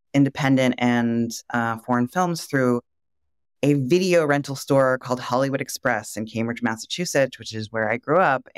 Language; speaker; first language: English; native; English